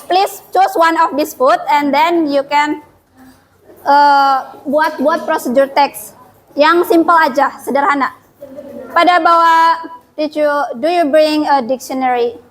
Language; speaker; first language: English; non-native, fluent; Indonesian